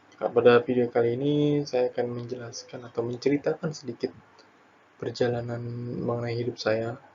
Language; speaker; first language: Indonesian; native; Indonesian